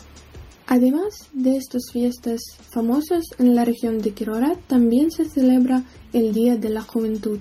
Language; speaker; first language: Spanish; non-native, learner; Ukrainian